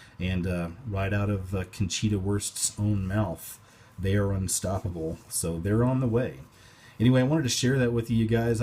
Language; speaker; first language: English; native; English